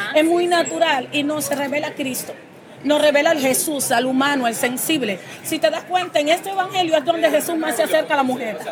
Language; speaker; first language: Spanish; early bilingual, heritage; Spanish